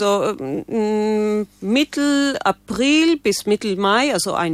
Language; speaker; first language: German; non-native, learner; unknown